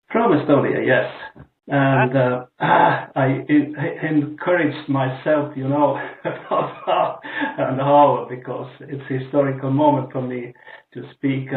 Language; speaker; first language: English; non-native, learner; Estonian